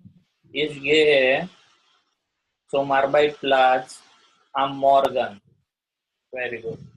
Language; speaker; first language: German; non-native, learner; Gujarati